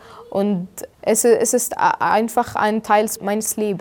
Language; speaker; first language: German; non-native, fluent; Arabic